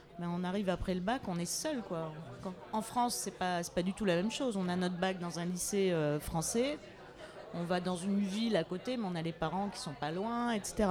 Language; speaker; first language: French; native; French